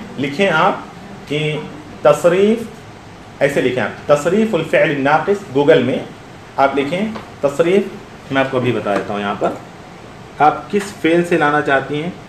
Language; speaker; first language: Urdu; native; Urdu